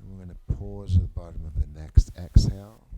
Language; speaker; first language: English; native; English